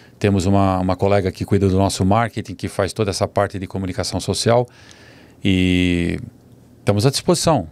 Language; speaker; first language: Portuguese; early bilingual, other home language; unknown